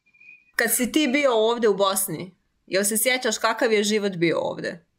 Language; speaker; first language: Bosnian; native; Bosnian